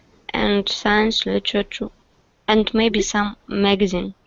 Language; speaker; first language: English; non-native, learner; Russian